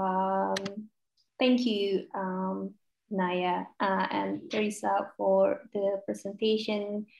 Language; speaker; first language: English; non-native, fluent; Indonesian